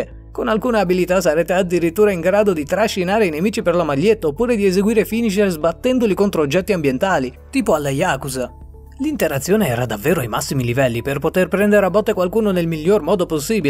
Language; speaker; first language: Italian; native; Italian